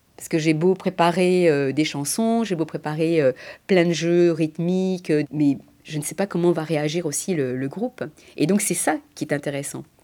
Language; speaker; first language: French; early bilingual, other home language; Spanish